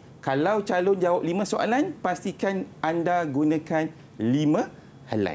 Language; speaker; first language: Malay; native; Malay